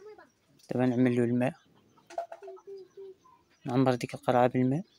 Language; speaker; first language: Arabic; native; Arabic